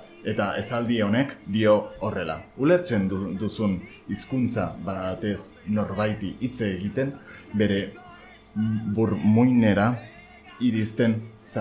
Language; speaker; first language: Basque; non-native, learner; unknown